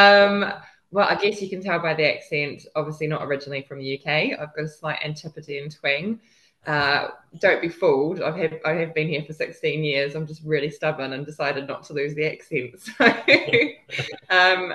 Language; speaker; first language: English; native; English